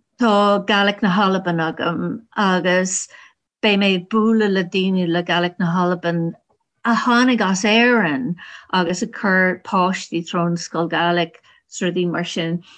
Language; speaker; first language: Irish; non-native, learner; English